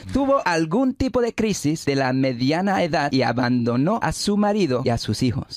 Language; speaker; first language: Spanish; non-native, fluent; English